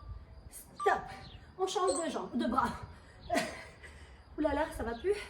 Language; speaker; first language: French; native; French